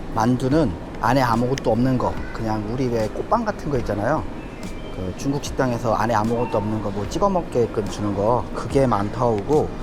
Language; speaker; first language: Korean; native; Korean